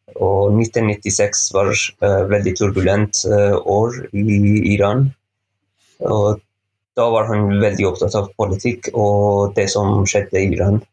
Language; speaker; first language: Norwegian; non-native, fluent; Persian